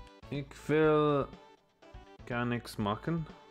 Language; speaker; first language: German; non-native, learner; English